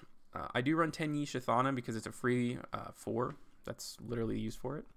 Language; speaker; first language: English; native; English